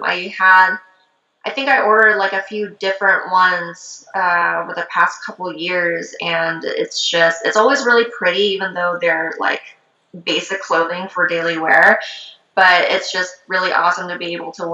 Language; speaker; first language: English; early bilingual, other home language; Korean